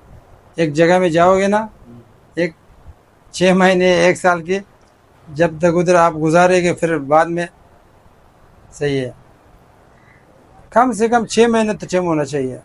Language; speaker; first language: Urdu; non-native, fluent; Pashto